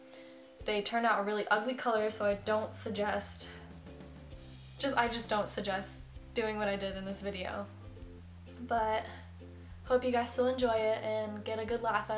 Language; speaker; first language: English; native; English